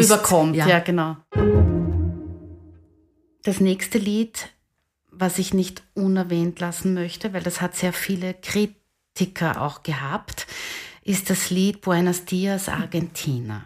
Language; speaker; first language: German; native; German